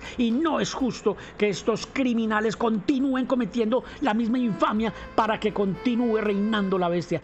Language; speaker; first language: Spanish; native; Spanish